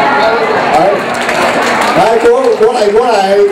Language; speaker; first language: Chinese; early bilingual, heritage; Cantonese